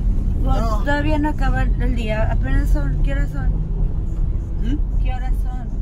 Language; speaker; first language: Spanish; early bilingual, other home language; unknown